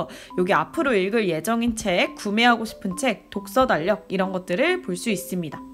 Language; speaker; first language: Korean; native; Korean